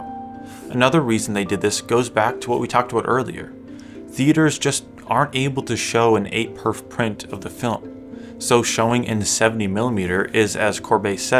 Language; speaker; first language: English; native; English